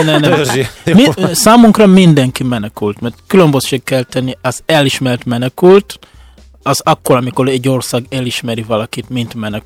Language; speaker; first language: Hungarian; non-native, fluent; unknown